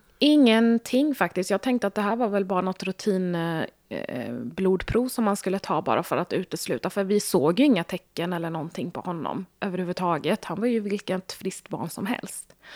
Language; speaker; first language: Swedish; early bilingual, other home language; Gujarati